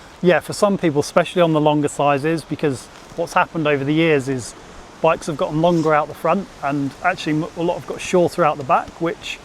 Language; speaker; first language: English; native; English